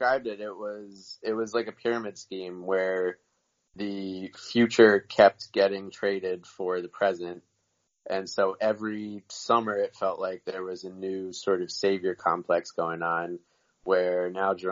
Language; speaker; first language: English; native; English